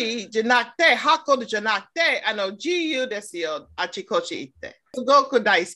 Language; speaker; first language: Japanese; non-native, learner; English